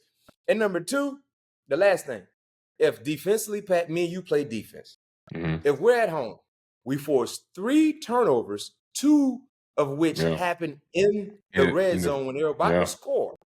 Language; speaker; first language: English; native; English